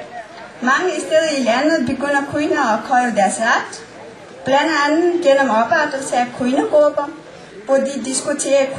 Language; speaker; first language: Danish; non-native, fluent; Nepali